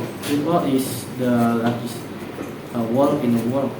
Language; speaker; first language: English; non-native, learner; Indonesian